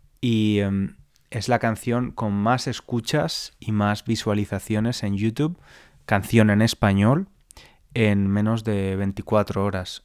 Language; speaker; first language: Spanish; native; Spanish